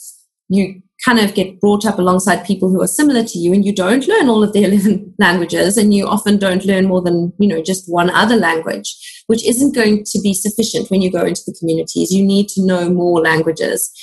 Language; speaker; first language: English; native; English